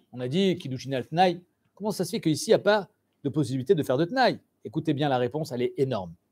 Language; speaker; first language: French; native; French